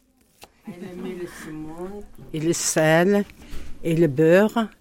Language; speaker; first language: French; non-native, learner; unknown